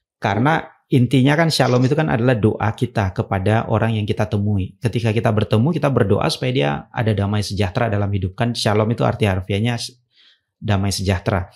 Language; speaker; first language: Indonesian; native; Indonesian